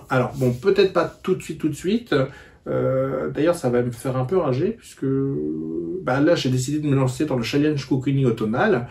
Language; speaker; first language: French; native; French